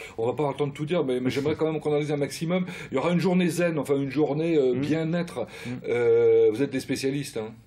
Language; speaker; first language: French; native; French